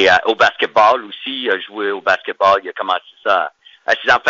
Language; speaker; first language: French; native; French